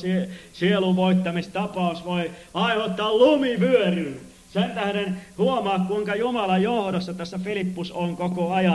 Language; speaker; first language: Finnish; native; Finnish